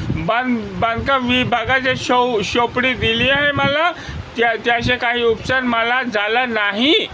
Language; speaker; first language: Marathi; non-native, local second language; Bhili